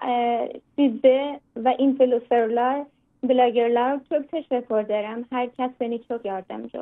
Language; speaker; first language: Turkish; non-native, learner; Persian